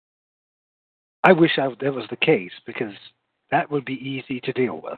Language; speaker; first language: English; native; English